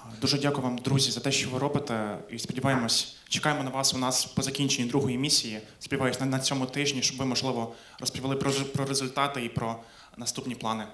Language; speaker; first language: Ukrainian; native; Ukrainian